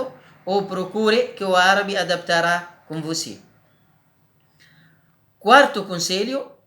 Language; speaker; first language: Portuguese; non-native, learner; Arabic